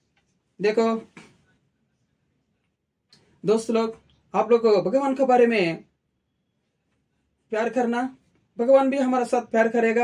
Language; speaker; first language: Hindi; non-native, local second language; Telugu